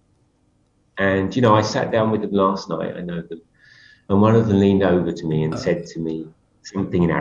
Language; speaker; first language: English; native; English